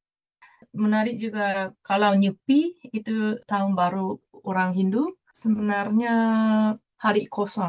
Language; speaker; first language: Indonesian; non-native, fluent; Japanese